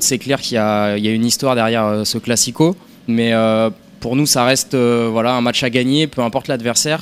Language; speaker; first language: French; native; French